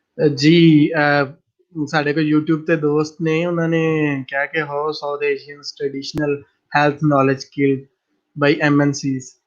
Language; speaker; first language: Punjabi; native; Punjabi